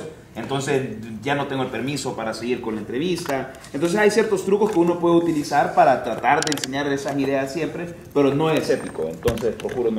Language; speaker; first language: Spanish; native; Spanish